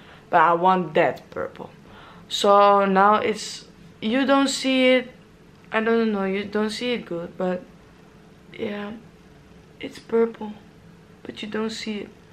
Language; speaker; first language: English; non-native, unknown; Dutch